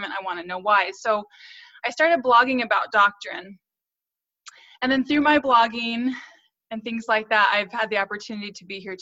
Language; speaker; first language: English; native; English